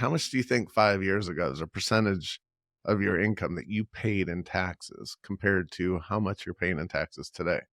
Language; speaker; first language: English; native; English